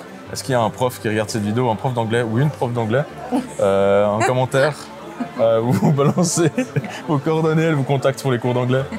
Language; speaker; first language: French; native; French